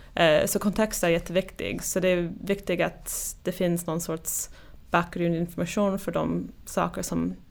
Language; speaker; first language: Swedish; non-native, fluent; English